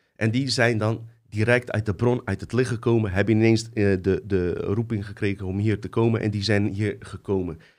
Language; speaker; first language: Dutch; early bilingual, other home language; Bosnian